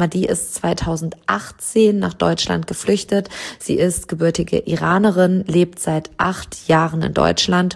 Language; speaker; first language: German; native; German